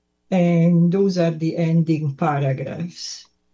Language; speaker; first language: English; non-native, fluent; Italian